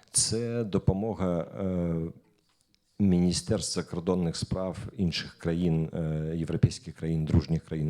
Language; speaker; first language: Ukrainian; non-native, local second language; Russian